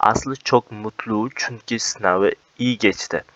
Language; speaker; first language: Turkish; non-native, fluent; Uzbek